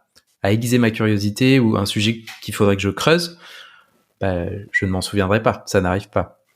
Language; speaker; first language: French; native; French